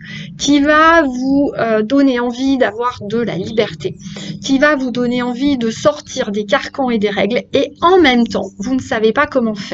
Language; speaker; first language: French; native; French